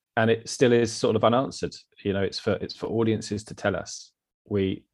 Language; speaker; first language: English; native; English